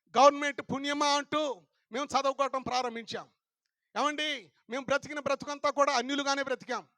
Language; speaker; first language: Telugu; non-native, local second language; Lambadi